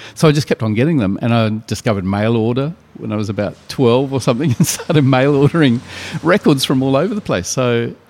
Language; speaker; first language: English; native; English